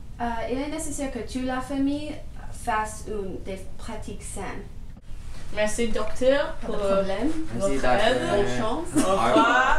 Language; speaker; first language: French; non-native, learner; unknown